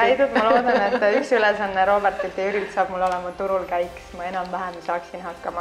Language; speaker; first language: Estonian; native; Estonian